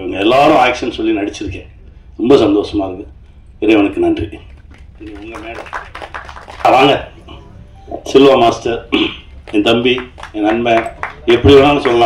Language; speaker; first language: Tamil; native; Tamil